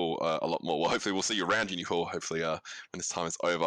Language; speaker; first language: English; native; English